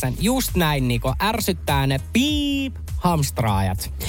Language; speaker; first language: Finnish; native; Finnish